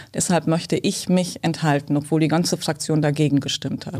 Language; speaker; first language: German; early bilingual, other home language; Turkish